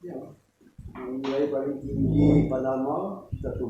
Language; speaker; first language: Indonesian; non-native, learner; French